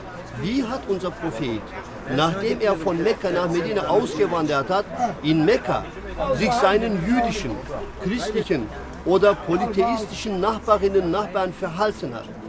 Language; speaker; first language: German; non-native, fluent; Turkish